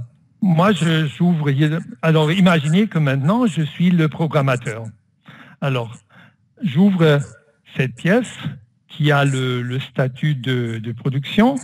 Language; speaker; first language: French; non-native, fluent; German